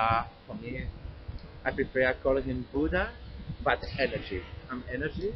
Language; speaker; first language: English; non-native, learner; Spanish